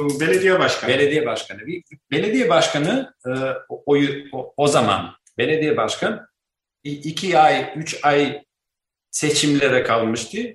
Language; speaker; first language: Turkish; non-native, learner; Albanian